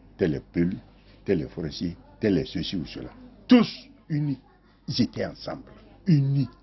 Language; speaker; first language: French; non-native, local second language; Mandingo